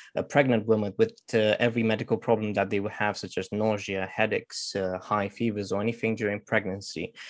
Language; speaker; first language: English; non-native, fluent; Romanian